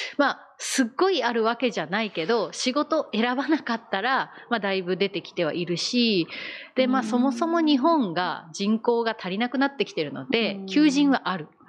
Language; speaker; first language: Japanese; native; Japanese